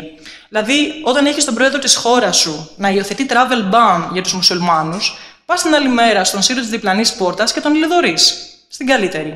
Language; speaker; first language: Greek; native; Greek